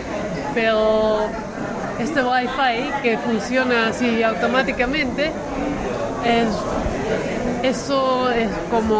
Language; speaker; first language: Spanish; non-native, fluent; Dutch